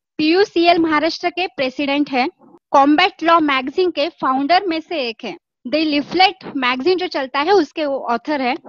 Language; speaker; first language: Hindi; non-native, local second language; Marathi